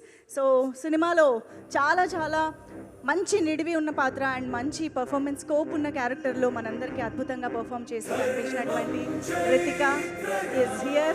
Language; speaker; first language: Telugu; native; Telugu